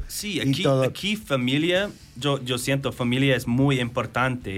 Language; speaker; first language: Spanish; non-native, learner; English